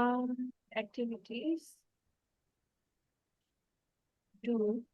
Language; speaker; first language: English; non-native, fluent; Bangla